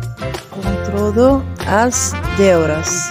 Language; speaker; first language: Catalan; non-native, learner; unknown